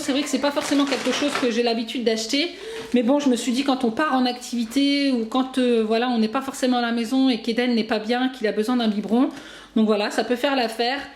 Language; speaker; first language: French; native; French